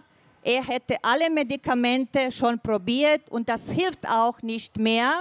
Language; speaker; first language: German; non-native, fluent; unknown